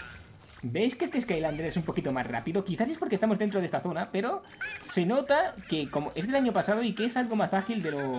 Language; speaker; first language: Spanish; native; Spanish